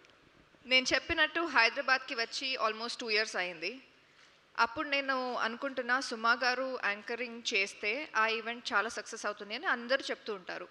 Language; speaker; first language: Telugu; non-native, fluent; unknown